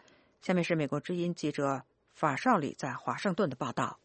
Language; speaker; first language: Chinese; native; Chinese